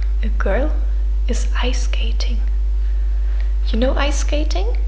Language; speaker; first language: English; non-native, fluent; German